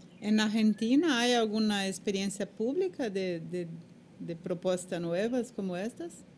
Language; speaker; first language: Spanish; non-native, learner; Portuguese